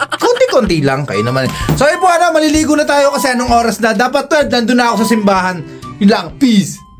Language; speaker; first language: Filipino; native; Filipino